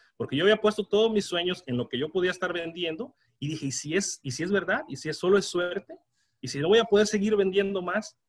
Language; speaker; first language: Spanish; native; Spanish